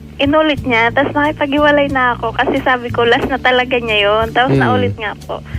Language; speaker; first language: Filipino; non-native, local second language; Masbatenyo